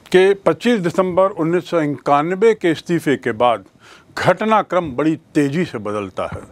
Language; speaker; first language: Hindi; native; Hindi